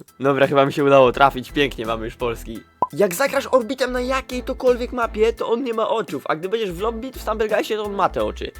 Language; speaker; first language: Polish; native; Polish